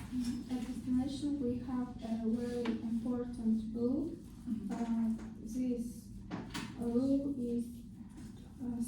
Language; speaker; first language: English; non-native, learner; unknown